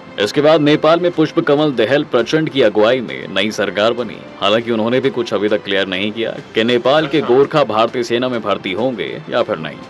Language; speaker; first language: Hindi; native; Hindi